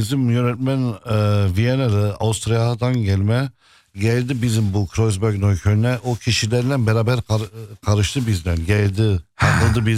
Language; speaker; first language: Turkish; early bilingual, heritage; Turkish